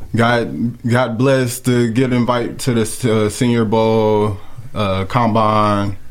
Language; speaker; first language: English; native; English